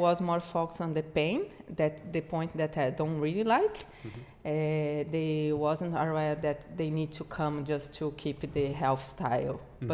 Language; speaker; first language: English; non-native, learner; Portuguese